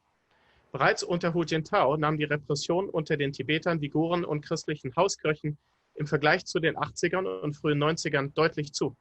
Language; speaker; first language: German; native; German